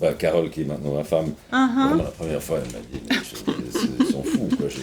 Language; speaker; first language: French; native; French